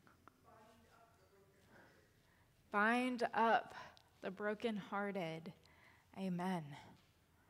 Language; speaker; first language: English; native; English